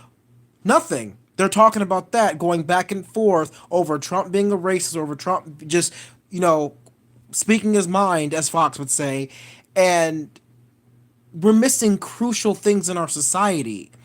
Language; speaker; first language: English; native; English